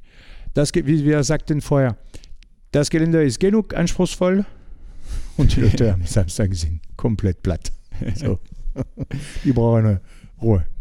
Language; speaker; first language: German; non-native, learner; French